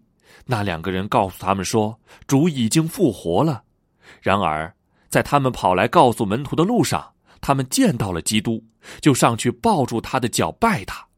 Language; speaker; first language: Chinese; native; Chinese